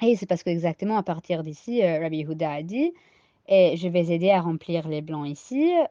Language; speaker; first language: French; non-native, fluent; English